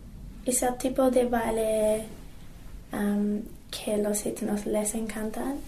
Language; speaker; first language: Spanish; non-native, learner; English